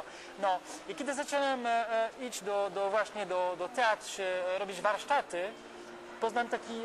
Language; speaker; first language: Polish; non-native, learner; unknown